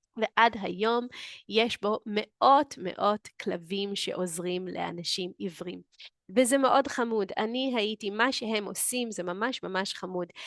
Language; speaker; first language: Hebrew; native; Hebrew